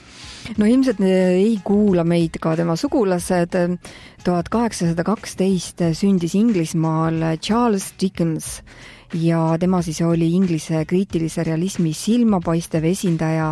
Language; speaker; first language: Estonian; native; Estonian